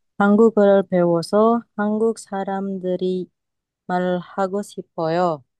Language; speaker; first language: Korean; non-native, learner; Indonesian